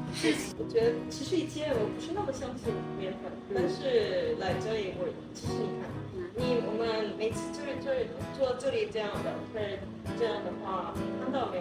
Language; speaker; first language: Chinese; non-native, learner; Korean